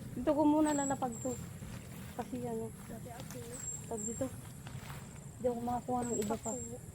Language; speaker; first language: Filipino; non-native, local second language; Bikol